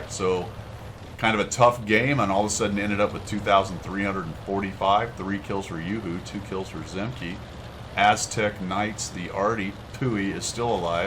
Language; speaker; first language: English; native; English